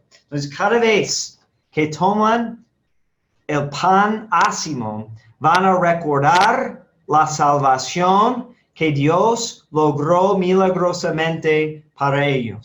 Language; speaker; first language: Spanish; non-native, fluent; English